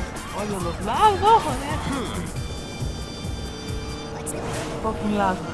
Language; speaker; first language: Spanish; native; Spanish